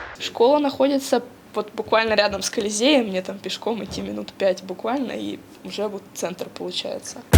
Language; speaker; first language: Russian; native; Russian